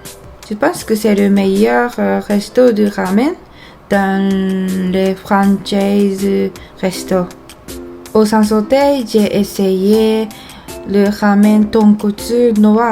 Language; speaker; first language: French; non-native, fluent; Japanese